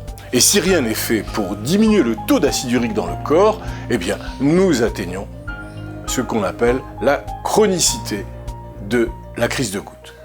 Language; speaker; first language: French; native; French